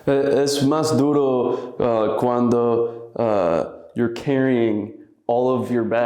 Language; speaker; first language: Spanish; non-native, learner; English